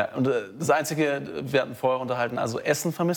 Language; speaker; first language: German; native; German